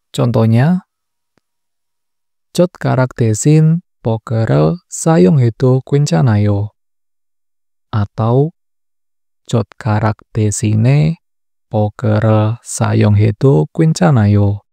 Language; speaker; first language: Korean; non-native, learner; Indonesian